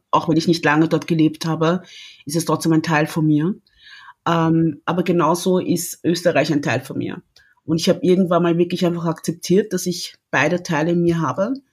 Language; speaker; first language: German; early bilingual, other home language; Lingala